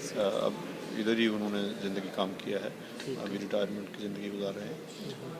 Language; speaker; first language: Urdu; non-native, local second language; Pahari-Potwari